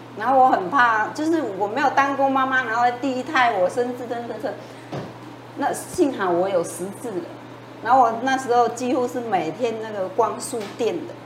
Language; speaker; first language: Chinese; non-native, fluent; Vietnamese